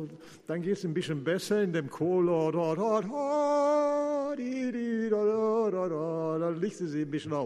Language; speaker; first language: German; non-native, fluent; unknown